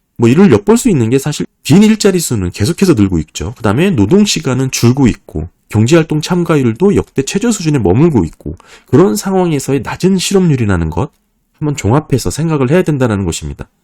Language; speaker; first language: Korean; native; Korean